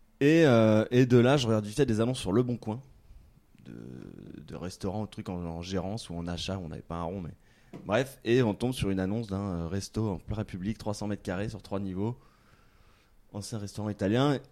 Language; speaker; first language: French; native; French